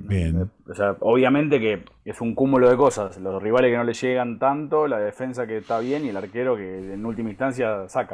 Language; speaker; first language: Spanish; native; Spanish